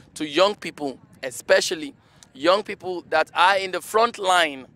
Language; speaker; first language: English; non-native, local second language; Igbo